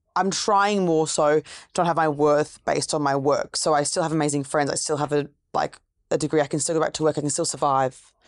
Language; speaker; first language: English; native; English